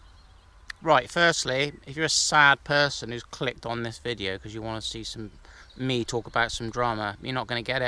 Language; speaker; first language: English; native; English